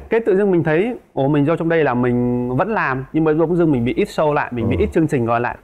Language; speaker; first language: Vietnamese; non-native, local second language; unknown